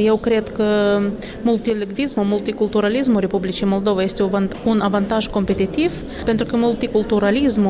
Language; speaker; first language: Romanian; non-native, local second language; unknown